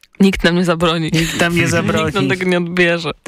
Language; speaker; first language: Polish; native; Polish